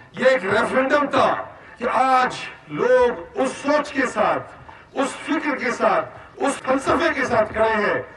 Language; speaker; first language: Urdu; non-native, local second language; Baluchi